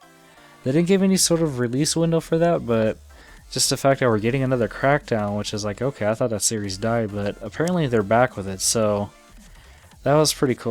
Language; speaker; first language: English; native; English